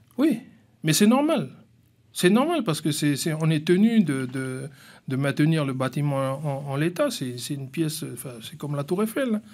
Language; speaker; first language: French; native; French